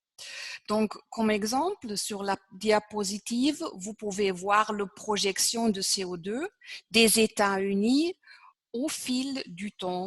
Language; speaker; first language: French; non-native, fluent; German